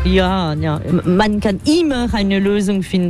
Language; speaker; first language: German; non-native, fluent; French